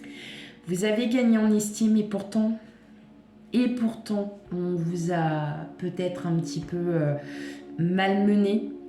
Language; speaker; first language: French; native; French